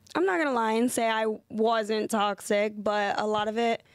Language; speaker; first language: English; native; English